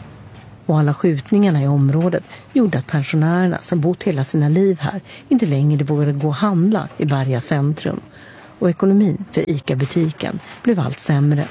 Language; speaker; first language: Swedish; native; Swedish